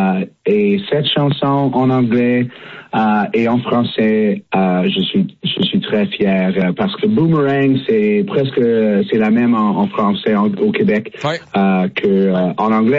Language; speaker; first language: French; non-native, learner; English